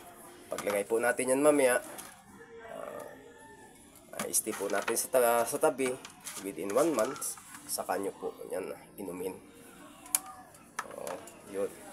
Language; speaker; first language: Filipino; native; Filipino